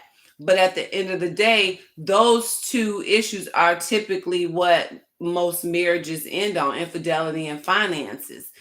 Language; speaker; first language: English; native; English